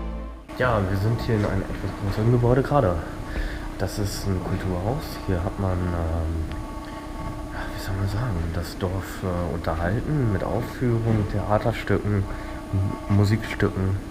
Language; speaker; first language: German; native; German